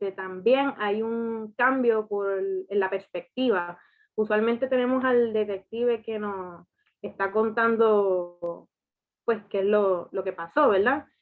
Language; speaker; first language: Spanish; early bilingual, heritage; Spanish